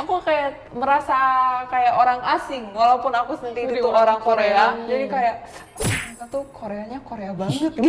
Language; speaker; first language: Indonesian; early bilingual, other home language; Korean